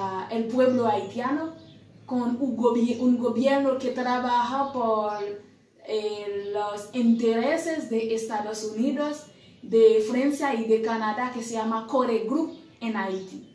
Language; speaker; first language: Spanish; non-native, learner; Haitian Creole